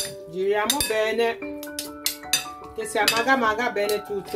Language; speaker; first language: Italian; non-native, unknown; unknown